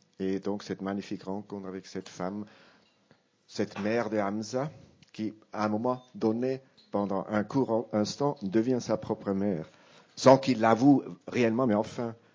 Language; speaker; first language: French; non-native, local second language; Italian